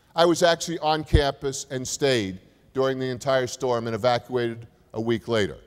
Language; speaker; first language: English; native; English